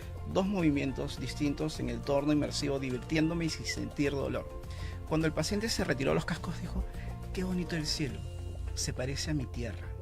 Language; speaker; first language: Spanish; native; Spanish